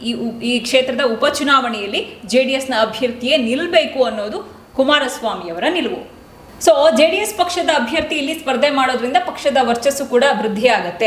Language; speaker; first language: Kannada; native; Kannada